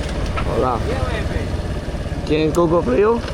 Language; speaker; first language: Spanish; non-native, learner; English